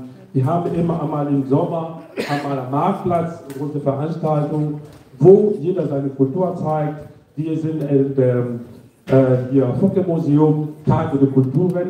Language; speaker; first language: German; non-native, fluent; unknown